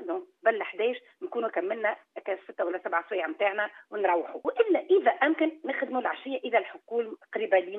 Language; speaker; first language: Arabic; native; Arabic